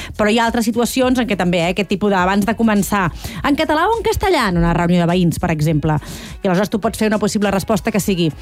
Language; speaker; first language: Catalan; native; Catalan